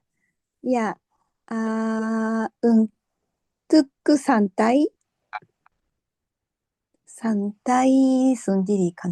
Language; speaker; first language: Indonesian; non-native, learner; Japanese